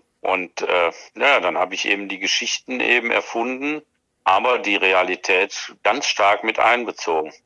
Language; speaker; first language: German; native; German